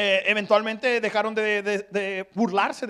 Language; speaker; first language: Spanish; early bilingual, heritage; Spanish